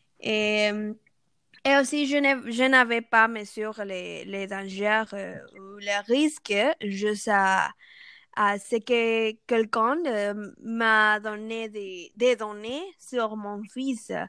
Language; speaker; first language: French; non-native, learner; Spanish